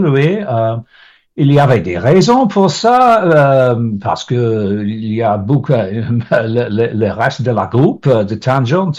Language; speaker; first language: French; non-native, learner; English